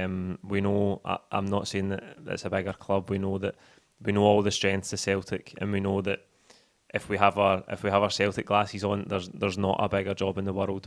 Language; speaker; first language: English; native; English